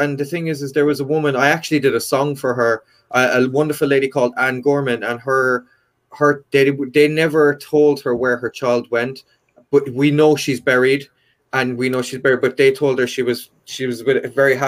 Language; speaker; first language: English; native; English